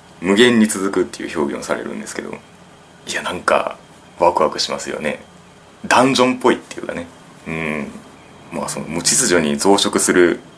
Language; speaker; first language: Japanese; native; Japanese